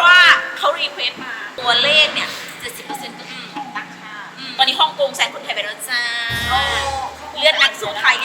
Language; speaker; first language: Thai; native; Thai